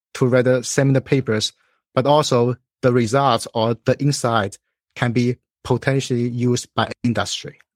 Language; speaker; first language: English; non-native, fluent; Chinese